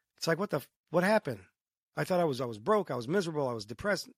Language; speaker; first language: English; early bilingual, other home language; Romanian